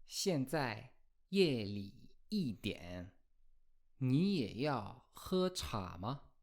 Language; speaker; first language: Chinese; non-native, fluent; Polish